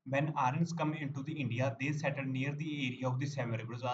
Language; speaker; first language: English; non-native, local second language; Punjabi